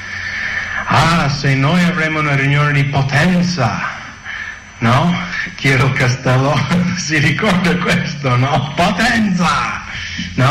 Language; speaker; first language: Italian; non-native, fluent; English